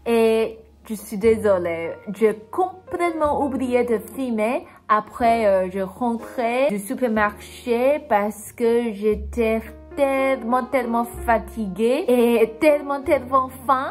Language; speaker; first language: French; non-native, learner; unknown